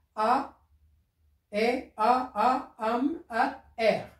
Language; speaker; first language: French; non-native, local second language; Arabic